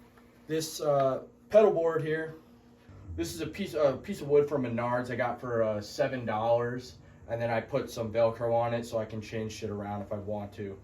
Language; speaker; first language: English; native; English